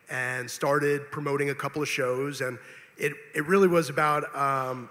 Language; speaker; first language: English; native; English